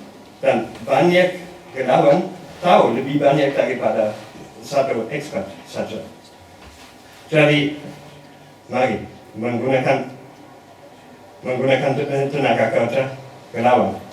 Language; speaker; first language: Indonesian; non-native, learner; German